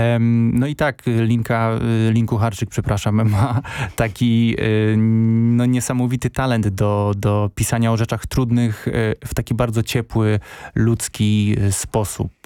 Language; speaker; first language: Polish; native; Polish